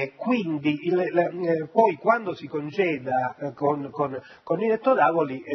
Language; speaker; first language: Italian; native; Italian